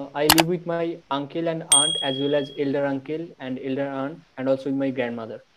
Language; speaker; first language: English; non-native, local second language; Bangla